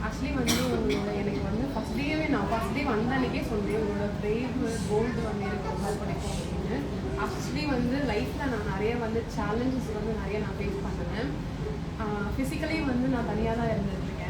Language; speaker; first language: Tamil; native; Tamil